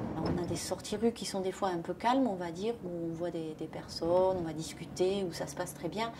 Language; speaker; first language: French; native; French